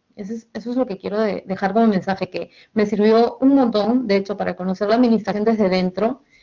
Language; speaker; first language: Spanish; native; Spanish